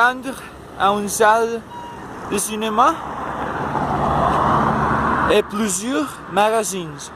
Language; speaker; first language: French; non-native, learner; Spanish